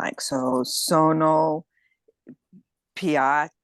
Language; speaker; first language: Italian; non-native, learner; English